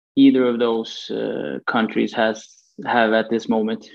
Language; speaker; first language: English; non-native, fluent; Swedish